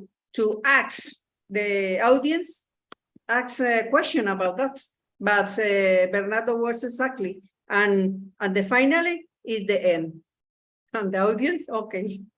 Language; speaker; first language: English; non-native, learner; Spanish